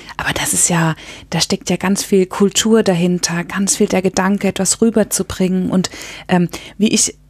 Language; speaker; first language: German; early bilingual, other home language; Cantonese